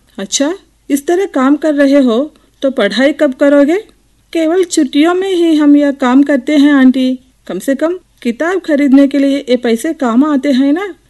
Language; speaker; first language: Hindi; non-native, local second language; Telugu